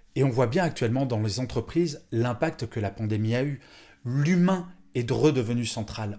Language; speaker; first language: French; native; French